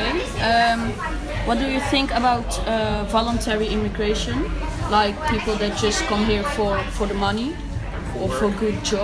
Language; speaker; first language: English; non-native, learner; Dutch